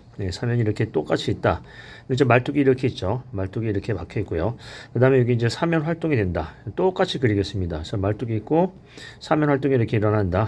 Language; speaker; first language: Korean; native; Korean